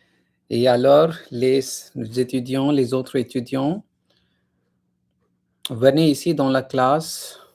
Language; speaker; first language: French; non-native, fluent; Hindi